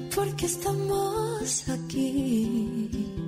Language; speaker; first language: Spanish; native; Spanish